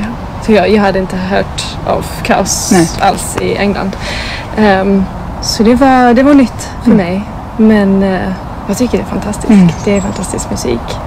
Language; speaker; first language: Swedish; non-native, fluent; English